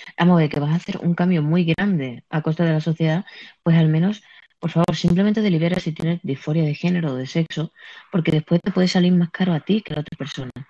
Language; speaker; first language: Spanish; native; Spanish